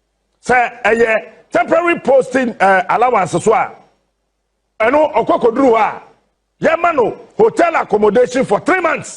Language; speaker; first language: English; non-native, local second language; Akan